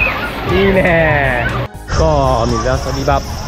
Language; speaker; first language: Japanese; native; Japanese